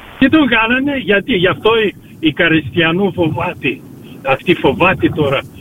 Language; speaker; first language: Greek; early bilingual, heritage; Greek